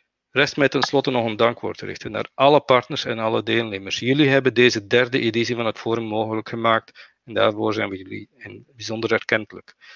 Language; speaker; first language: Dutch; native; Dutch